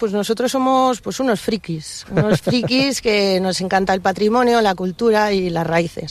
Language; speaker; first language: Spanish; native; Spanish